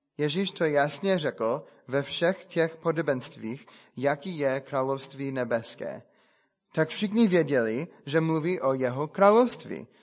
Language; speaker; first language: Czech; non-native, fluent; English